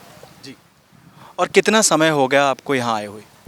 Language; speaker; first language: Hindi; non-native, local second language; Punjabi